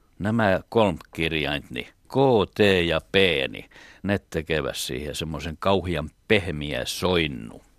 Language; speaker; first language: Finnish; native; Finnish